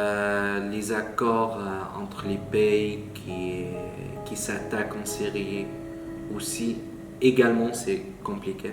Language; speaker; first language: French; non-native, learner; Arabic